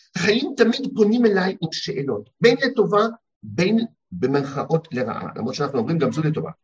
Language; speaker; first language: Hebrew; early bilingual, heritage; Hebrew